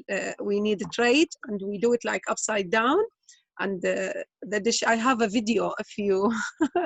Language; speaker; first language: English; non-native, learner; Arabic